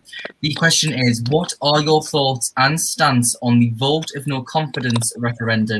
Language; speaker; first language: English; native; English